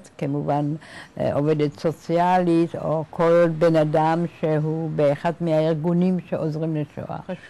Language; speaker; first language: Hebrew; early bilingual, other home language; Czech